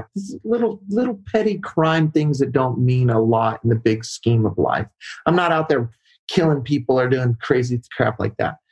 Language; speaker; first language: English; native; English